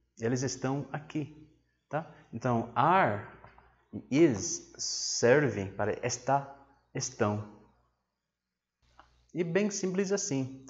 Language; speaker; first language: Portuguese; non-native, fluent; English